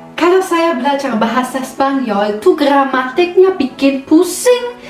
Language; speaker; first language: Indonesian; non-native, fluent; German